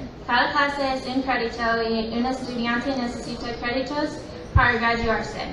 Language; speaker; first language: Spanish; non-native, learner; English